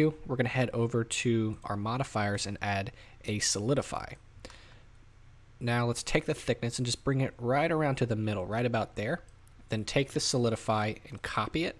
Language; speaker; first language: English; native; English